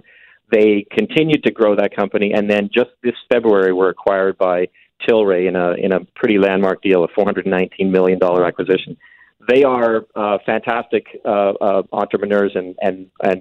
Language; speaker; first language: English; native; English